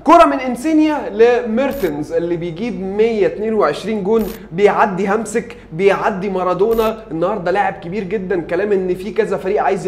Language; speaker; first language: Arabic; native; Arabic